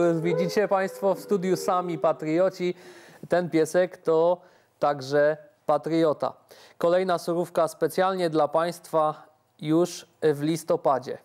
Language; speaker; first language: Polish; native; Polish